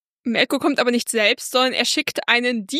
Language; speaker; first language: German; native; German